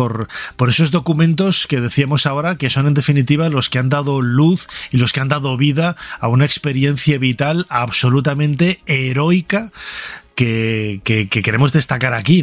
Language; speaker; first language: Spanish; native; Spanish